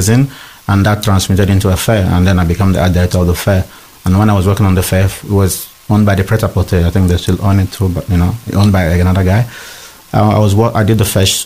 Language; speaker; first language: English; non-native, local second language; Igbo